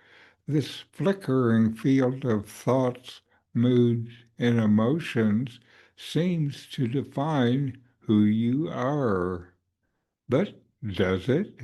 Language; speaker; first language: English; native; English